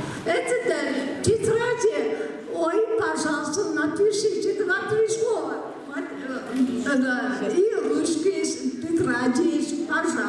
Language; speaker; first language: Russian; non-native, local second language; Tatar